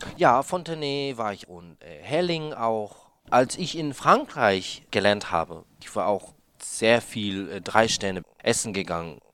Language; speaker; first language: German; non-native, fluent; Japanese